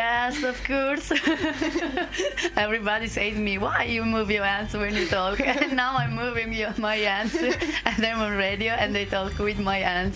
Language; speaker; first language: English; non-native, fluent; Italian